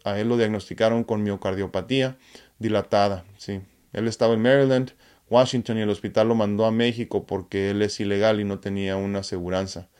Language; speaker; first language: Spanish; native; Spanish